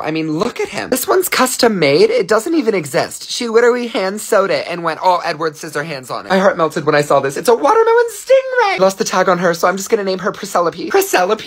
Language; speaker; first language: English; native; English